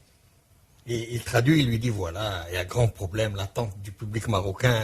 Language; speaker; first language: French; non-native, local second language; Arabic